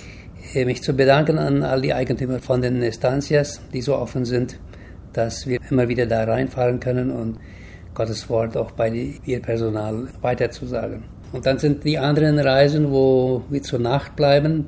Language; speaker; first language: German; early bilingual, heritage; German